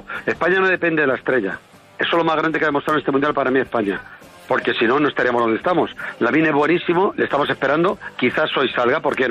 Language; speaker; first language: Spanish; native; Spanish